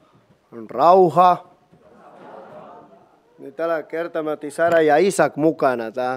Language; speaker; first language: Finnish; non-native, learner; Spanish